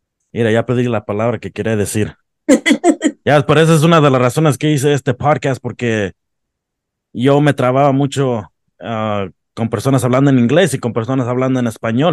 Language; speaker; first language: Spanish; early bilingual, heritage; Spanish